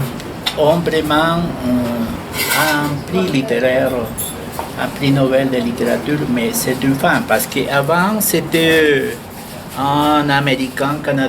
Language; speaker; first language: French; non-native, fluent; Spanish